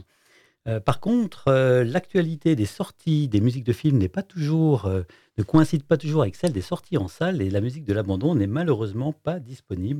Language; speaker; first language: French; native; French